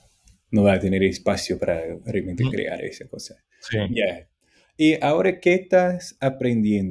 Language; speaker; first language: Spanish; non-native, fluent; English